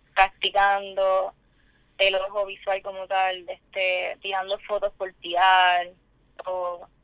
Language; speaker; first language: Spanish; native; Spanish